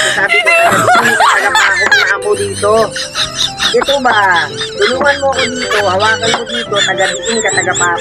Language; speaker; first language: Filipino; non-native, local second language; Waray